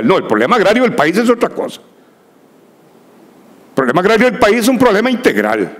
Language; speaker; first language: Spanish; native; Spanish